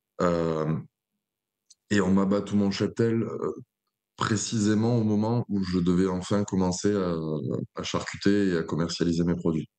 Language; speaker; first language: French; native; French